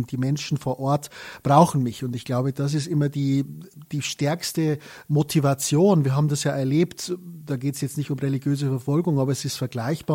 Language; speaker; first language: German; native; German